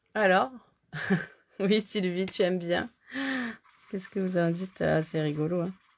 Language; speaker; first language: French; native; French